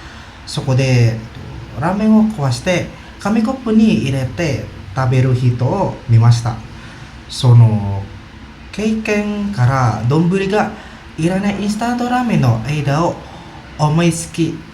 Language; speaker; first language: Japanese; non-native, learner; Indonesian